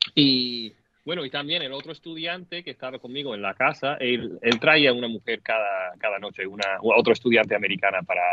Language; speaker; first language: Spanish; non-native, fluent; English